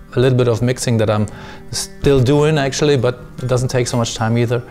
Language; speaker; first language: English; non-native, fluent; German